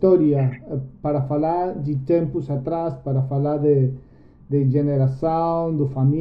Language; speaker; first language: Portuguese; non-native, learner; Spanish